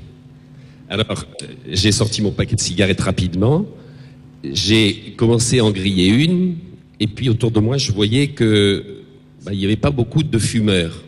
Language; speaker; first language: French; native; French